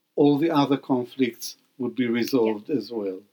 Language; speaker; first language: English; non-native, fluent; Hebrew